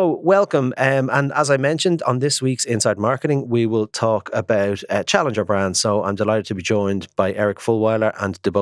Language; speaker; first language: English; native; English